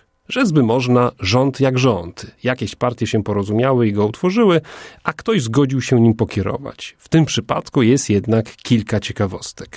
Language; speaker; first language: Polish; native; Polish